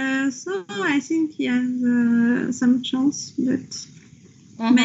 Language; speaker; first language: English; non-native, learner; French